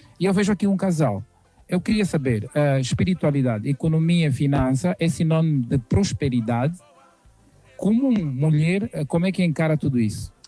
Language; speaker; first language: Portuguese; native; Portuguese